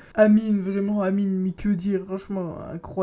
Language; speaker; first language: French; native; French